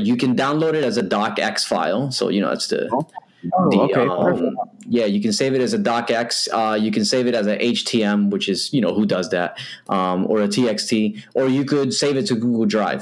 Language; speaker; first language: English; native; English